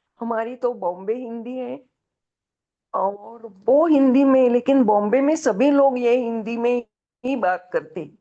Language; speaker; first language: Hindi; non-native, local second language; Marathi